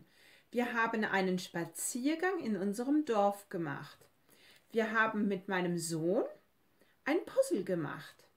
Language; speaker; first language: German; non-native, fluent; French